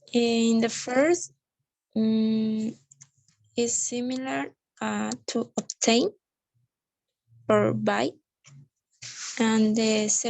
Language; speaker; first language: English; non-native, learner; Spanish